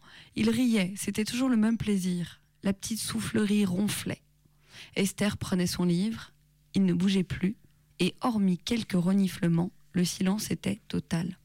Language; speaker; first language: French; native; French